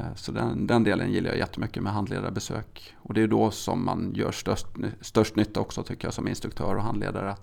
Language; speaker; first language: Swedish; native; Swedish